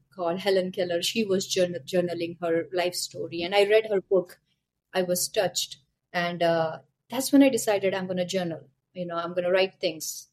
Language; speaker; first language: English; non-native, local second language; Hindi